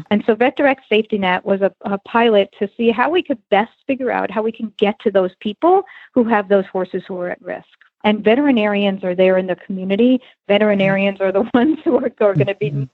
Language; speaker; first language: English; native; English